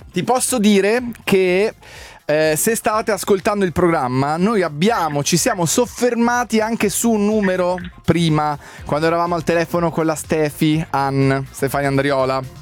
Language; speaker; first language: Italian; native; Italian